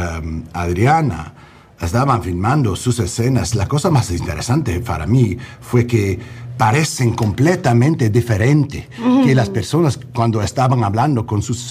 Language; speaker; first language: Spanish; non-native, learner; English